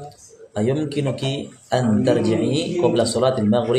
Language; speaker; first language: Arabic; non-native, fluent; Indonesian